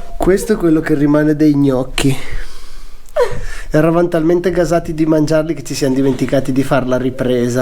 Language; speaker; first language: Italian; native; Italian